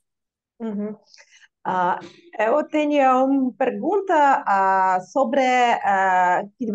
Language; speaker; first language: Portuguese; non-native, learner; Russian